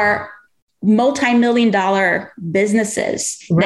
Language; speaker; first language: English; non-native, fluent; Portuguese